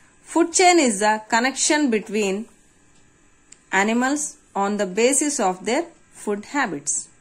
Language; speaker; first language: English; non-native, local second language; Telugu